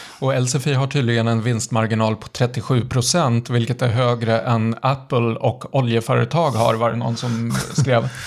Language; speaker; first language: Swedish; native; Swedish